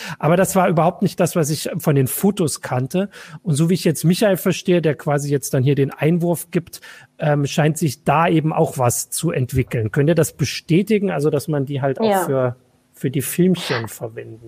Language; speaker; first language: German; native; German